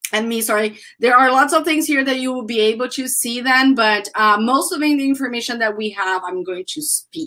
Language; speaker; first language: English; non-native, fluent; Portuguese